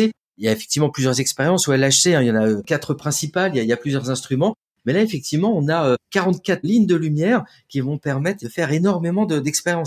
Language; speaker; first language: French; native; French